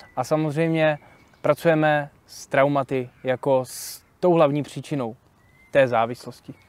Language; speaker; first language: Czech; native; Czech